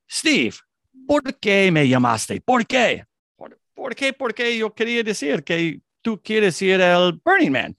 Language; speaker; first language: Spanish; non-native, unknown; English